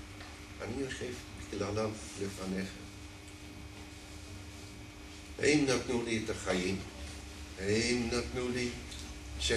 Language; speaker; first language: Hebrew; non-native, fluent; Dutch